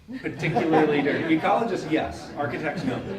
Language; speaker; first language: English; native; English